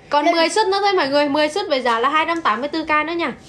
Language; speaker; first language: Vietnamese; native; Vietnamese